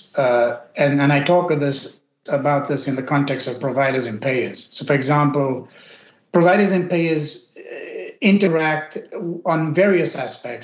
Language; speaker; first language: English; native; English